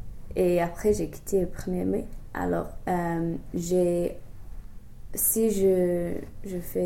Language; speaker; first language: French; non-native, fluent; English